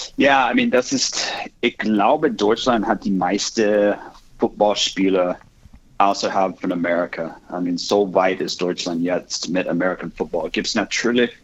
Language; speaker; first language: German; non-native, learner; English